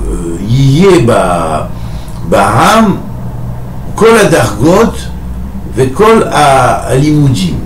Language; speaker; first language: Hebrew; non-native, fluent; French